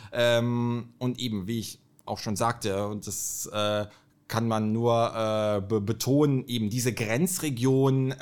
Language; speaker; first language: German; native; German